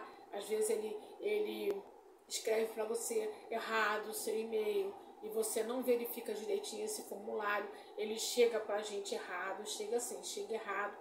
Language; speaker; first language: Portuguese; native; Portuguese